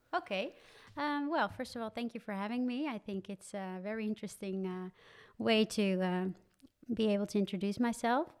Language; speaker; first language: English; non-native, fluent; Dutch